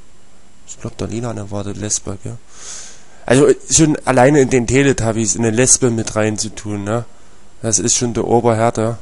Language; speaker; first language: German; native; German